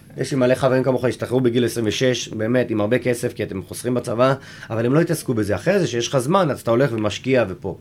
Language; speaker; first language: Hebrew; native; Hebrew